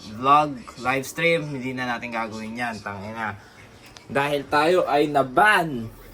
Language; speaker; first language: Filipino; non-native, local second language; Hiligaynon